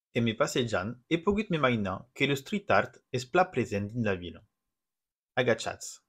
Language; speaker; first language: Occitan; non-native, local second language; French